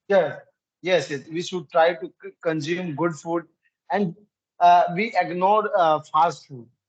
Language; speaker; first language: English; non-native, learner; Hindi